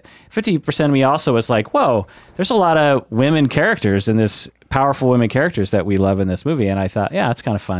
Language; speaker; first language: English; native; English